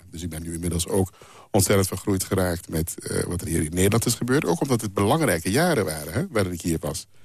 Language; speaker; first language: Dutch; non-native, local second language; Papiamento